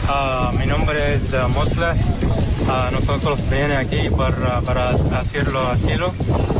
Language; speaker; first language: Spanish; non-native, learner; Arabic